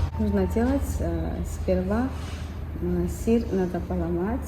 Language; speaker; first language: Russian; non-native, fluent; Georgian